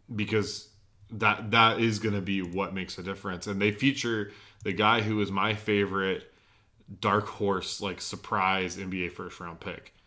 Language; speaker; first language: English; native; English